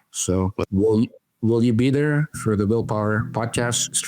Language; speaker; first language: English; non-native, fluent; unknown